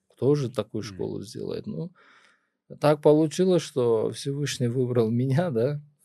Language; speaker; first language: Russian; non-native, local second language; Kyrgyz